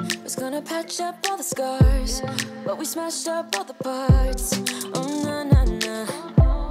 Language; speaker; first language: English; native; English